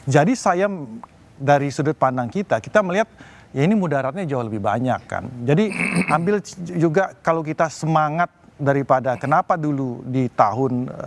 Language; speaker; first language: Indonesian; native; Indonesian